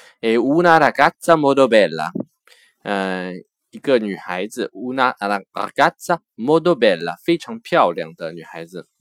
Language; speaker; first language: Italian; non-native, fluent; Chinese